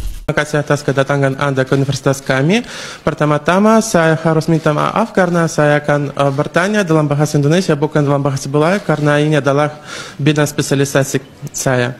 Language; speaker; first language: Indonesian; non-native, fluent; Russian